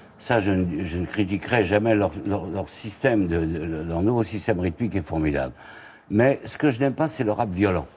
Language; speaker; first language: French; native; French